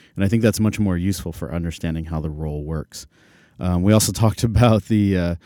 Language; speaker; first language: English; native; English